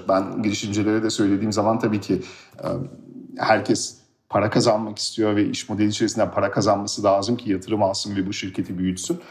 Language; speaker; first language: Turkish; early bilingual, heritage; Turkish